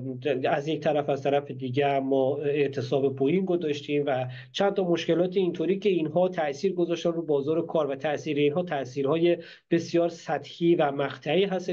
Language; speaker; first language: Persian; native; Persian